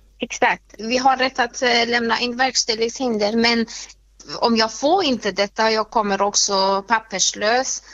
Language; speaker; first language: Swedish; non-native, fluent; Persian